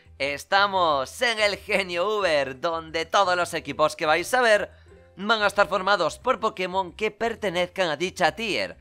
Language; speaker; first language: Spanish; native; Spanish